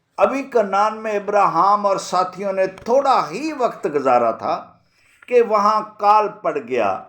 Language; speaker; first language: Urdu; non-native, local second language; Punjabi